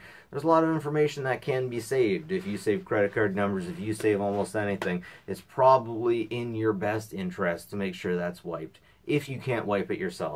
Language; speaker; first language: English; native; English